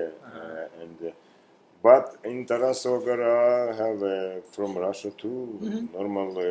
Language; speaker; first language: English; non-native, learner; Russian